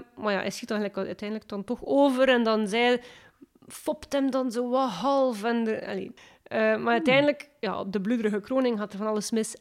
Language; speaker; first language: Dutch; native; Dutch